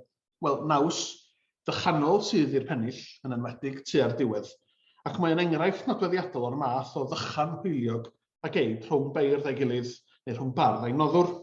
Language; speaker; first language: Welsh; native; Welsh